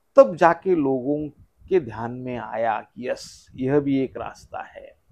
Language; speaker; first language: Hindi; non-native, local second language; Marathi